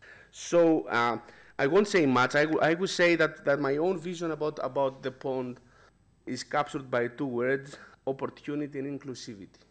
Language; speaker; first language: English; non-native, fluent; Greek